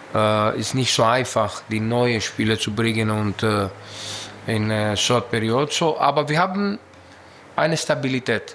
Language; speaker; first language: German; non-native, learner; Greek